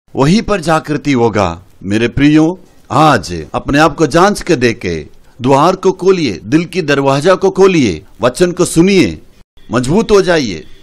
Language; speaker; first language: Hindi; non-native, local second language; Tamil